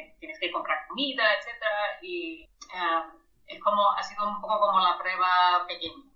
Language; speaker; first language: Spanish; non-native, fluent; German